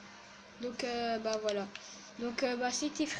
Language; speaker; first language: French; native; French